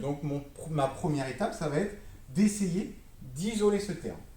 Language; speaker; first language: French; native; French